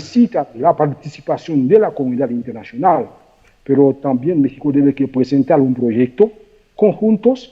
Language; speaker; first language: Spanish; non-native, fluent; Haitian Creole